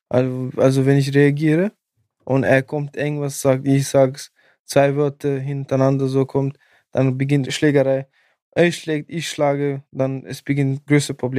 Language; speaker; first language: German; non-native, fluent; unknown